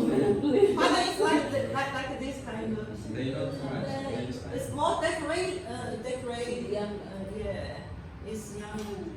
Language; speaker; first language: English; non-native, learner; Chinese